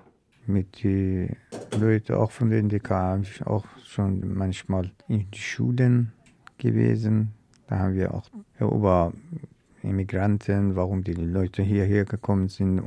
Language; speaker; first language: German; non-native, learner; Persian